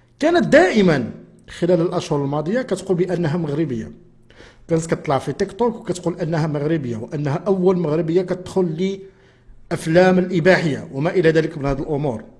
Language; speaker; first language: Arabic; native; Arabic